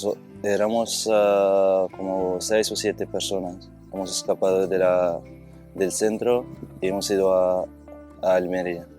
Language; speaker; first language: Spanish; non-native, fluent; Arabic